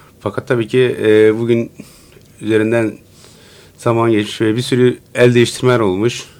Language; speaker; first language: Turkish; non-native, local second language; Turoyo